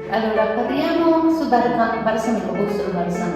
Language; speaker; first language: Italian; non-native, fluent; Japanese